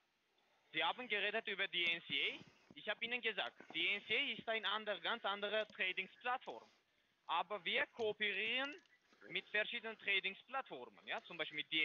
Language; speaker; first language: German; non-native, fluent; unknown